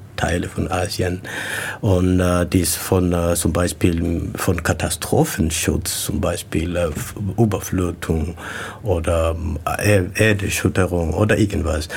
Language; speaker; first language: German; non-native, learner; Swahili